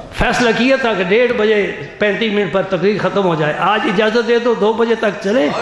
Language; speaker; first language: Urdu; non-native, local second language; Punjabi